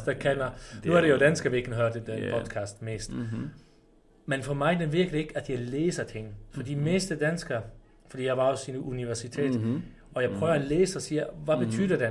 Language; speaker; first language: Danish; non-native, fluent; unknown